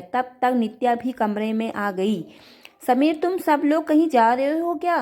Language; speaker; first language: Hindi; native; Hindi